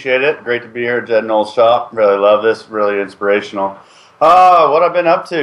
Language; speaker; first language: English; native; English